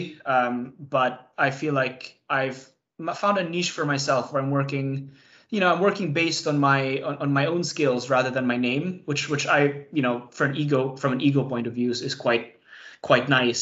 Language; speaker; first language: English; non-native, local second language; Cebuano